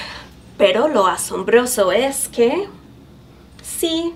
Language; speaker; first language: Spanish; non-native, fluent; English